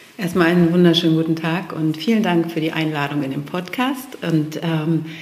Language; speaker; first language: German; native; German